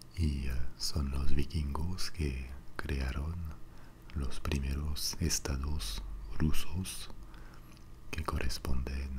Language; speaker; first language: Spanish; non-native, fluent; French